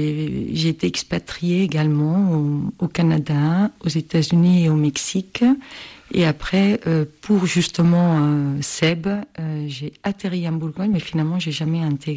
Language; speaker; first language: French; non-native, fluent; Spanish